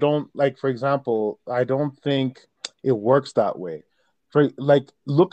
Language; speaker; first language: English; non-native, local second language; Yoruba